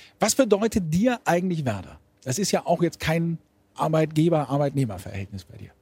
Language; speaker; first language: German; native; German